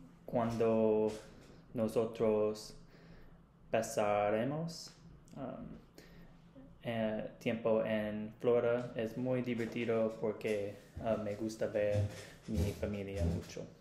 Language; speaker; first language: Spanish; non-native, learner; English